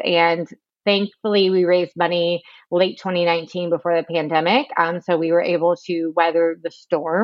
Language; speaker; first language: English; native; English